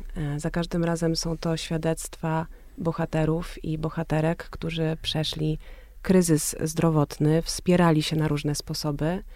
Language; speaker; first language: Polish; native; Polish